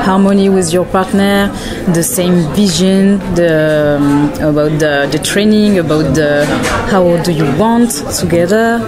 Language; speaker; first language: English; non-native, learner; French